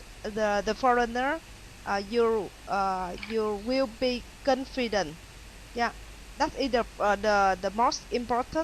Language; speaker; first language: English; non-native, learner; Vietnamese